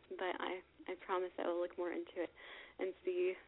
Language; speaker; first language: English; native; English